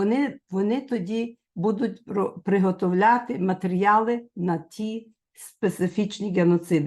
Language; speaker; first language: Ukrainian; early bilingual, heritage; Ukrainian